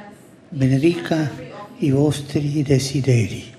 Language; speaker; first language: Italian; non-native, fluent; Spanish